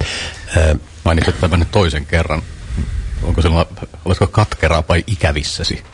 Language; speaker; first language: Finnish; native; Finnish